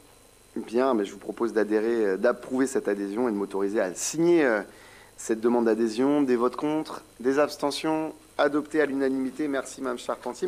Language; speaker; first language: French; native; French